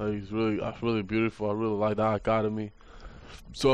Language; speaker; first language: English; non-native, fluent; Spanish